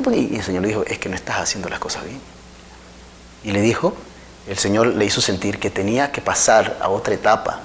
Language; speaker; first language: Spanish; native; Spanish